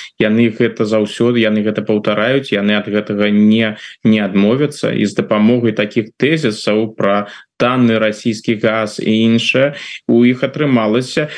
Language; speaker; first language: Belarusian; non-native, local second language; Russian